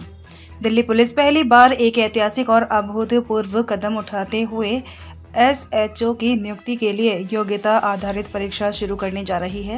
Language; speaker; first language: Hindi; native; Hindi